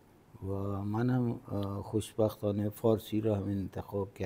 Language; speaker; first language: Persian; non-native, fluent; Punjabi